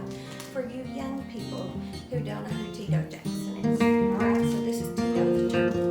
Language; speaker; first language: English; native; English